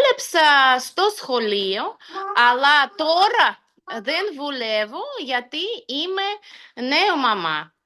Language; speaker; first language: Greek; non-native, learner; Russian